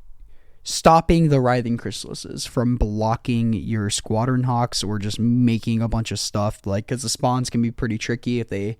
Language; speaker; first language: English; native; English